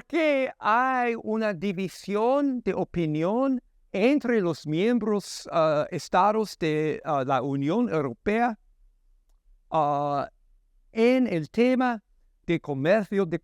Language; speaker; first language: Spanish; non-native, learner; English